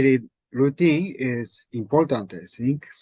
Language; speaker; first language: English; non-native, learner; Japanese